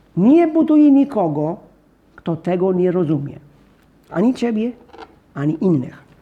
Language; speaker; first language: Polish; non-native, fluent; English